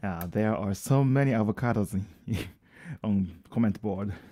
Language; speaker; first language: English; non-native, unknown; Japanese